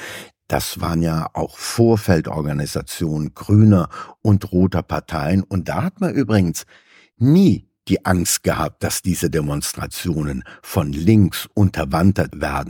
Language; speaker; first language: German; native; German